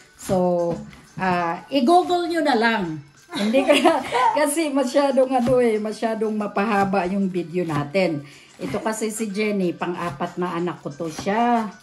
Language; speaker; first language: Filipino; non-native, local second language; Cebuano